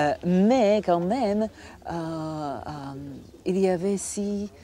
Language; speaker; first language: French; non-native, fluent; Croatian